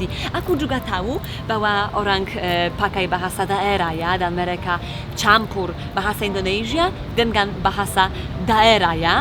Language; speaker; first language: Indonesian; non-native, fluent; Polish